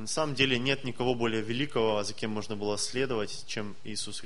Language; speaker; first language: Russian; native; Russian